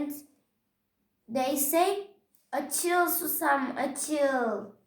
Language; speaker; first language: English; non-native, learner; Turkish